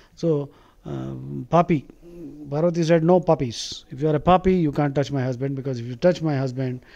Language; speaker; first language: English; non-native, local second language; Telugu